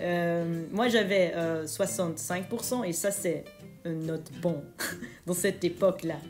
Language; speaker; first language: French; non-native, local second language; Dutch